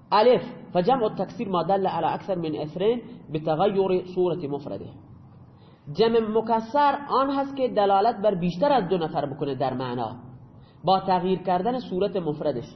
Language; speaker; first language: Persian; non-native, local second language; Baluchi